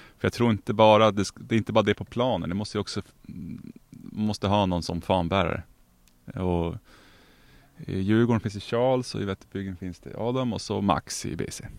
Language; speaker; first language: Swedish; native; Swedish